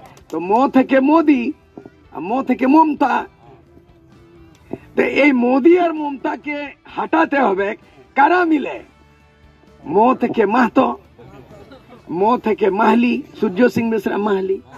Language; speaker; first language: Bangla; non-native, local second language; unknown